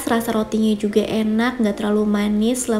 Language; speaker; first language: Indonesian; native; Indonesian